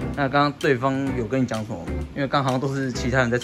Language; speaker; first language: Chinese; native; Chinese